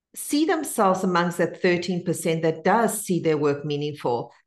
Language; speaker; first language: English; non-native, fluent; Spanish